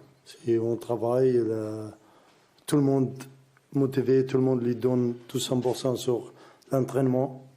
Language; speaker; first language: French; non-native, learner; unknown